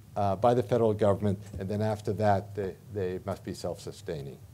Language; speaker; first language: English; native; English